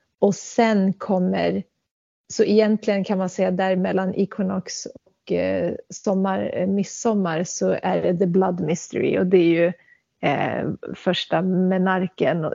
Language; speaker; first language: Swedish; early bilingual, other home language; Central Kurdish